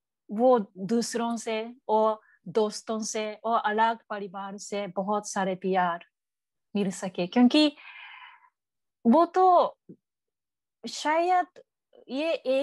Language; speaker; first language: Hindi; non-native, learner; Japanese